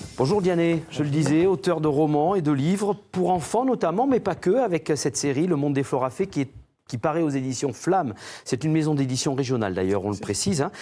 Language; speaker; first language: French; native; French